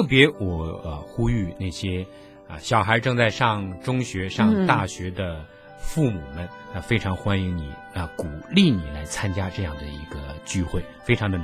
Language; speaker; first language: Chinese; native; Chinese